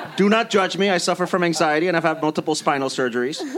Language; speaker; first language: English; early bilingual, other home language; Spanish